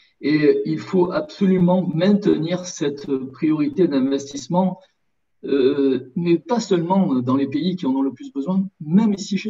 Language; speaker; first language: French; native; French